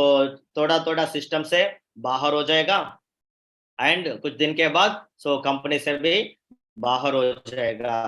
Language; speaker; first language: Hindi; non-native, local second language; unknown